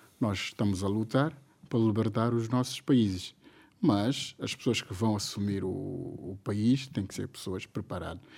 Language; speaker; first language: Portuguese; non-native, local second language; Upper Guinea Crioulo